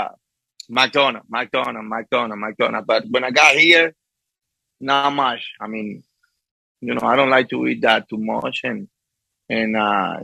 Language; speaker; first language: English; non-native, fluent; Spanish